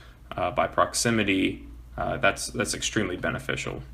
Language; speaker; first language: English; native; English